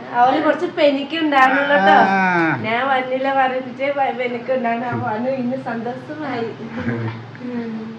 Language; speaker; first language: Malayalam; non-native, learner; Nepali